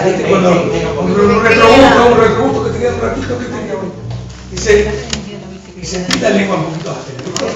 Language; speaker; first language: Spanish; native; Spanish